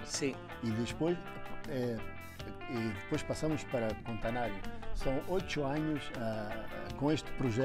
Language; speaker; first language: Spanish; non-native, learner; Portuguese